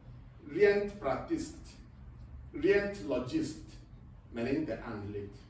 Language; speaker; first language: Swedish; non-native, fluent; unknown